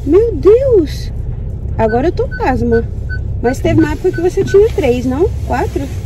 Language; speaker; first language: Portuguese; native; Portuguese